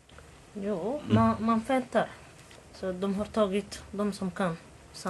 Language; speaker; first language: Swedish; non-native, learner; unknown